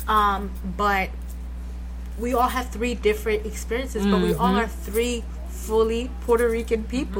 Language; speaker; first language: English; early bilingual, other home language; Spanish